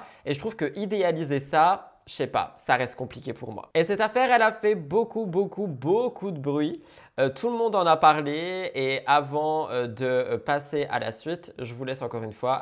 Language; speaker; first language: French; native; French